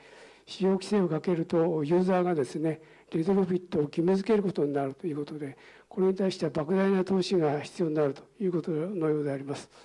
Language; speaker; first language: Japanese; native; Japanese